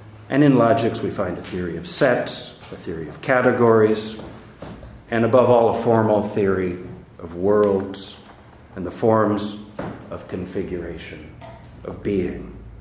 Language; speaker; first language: English; native; English